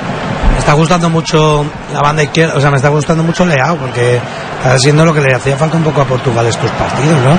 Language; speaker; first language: Spanish; native; Spanish